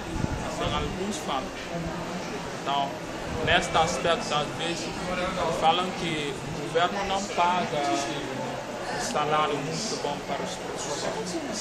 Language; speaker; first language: Portuguese; non-native, local second language; Upper Guinea Crioulo